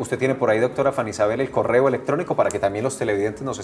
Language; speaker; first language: Spanish; native; Spanish